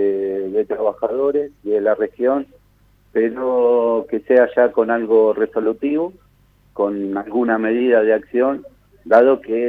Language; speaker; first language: Spanish; native; Spanish